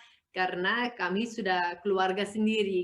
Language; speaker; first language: Indonesian; non-native, fluent; Dutch